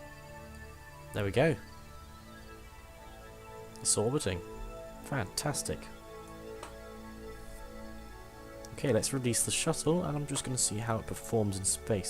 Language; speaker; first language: English; native; English